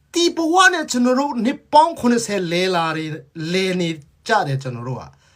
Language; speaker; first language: Burmese; non-native, local second language; Hakha Chin